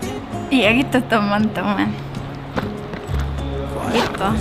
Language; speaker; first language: Indonesian; non-native, learner; Turkish